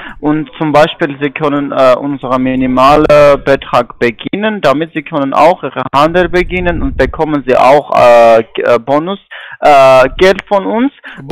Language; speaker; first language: German; non-native, learner; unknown